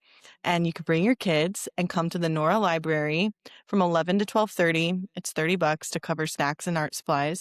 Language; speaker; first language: English; native; English